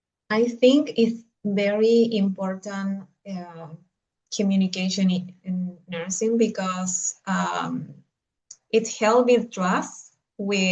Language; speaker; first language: English; non-native, learner; Spanish